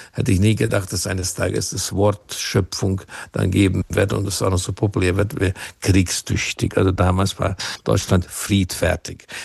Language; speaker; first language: German; non-native, fluent; Hungarian